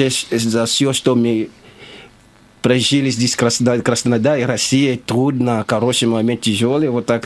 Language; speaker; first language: Russian; non-native, learner; Lingala